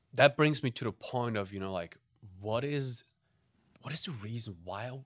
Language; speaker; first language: English; non-native, fluent; German